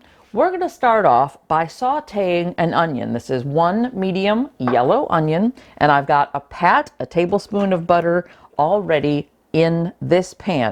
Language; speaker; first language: English; native; English